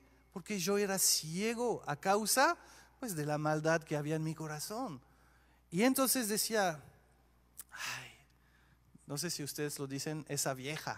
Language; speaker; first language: Spanish; non-native, fluent; French